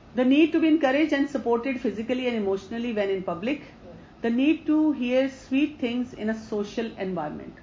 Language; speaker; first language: English; non-native, local second language; Urdu